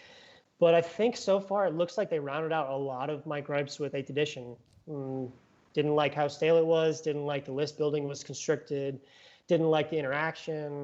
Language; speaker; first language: English; native; English